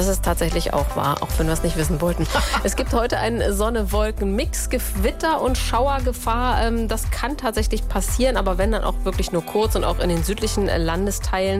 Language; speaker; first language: German; native; German